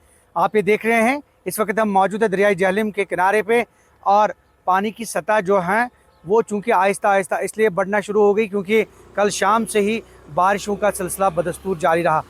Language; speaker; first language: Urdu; non-native, local second language; Kashmiri